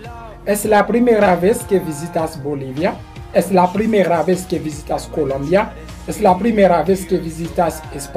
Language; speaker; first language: Spanish; non-native, learner; Haitian Creole